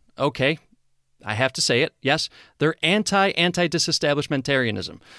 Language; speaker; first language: English; native; English